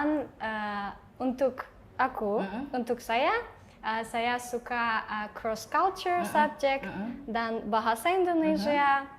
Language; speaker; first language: Indonesian; non-native, learner; Tajik